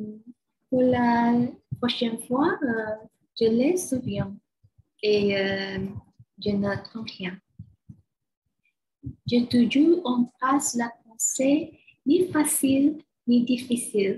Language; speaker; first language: French; non-native, learner; Chinese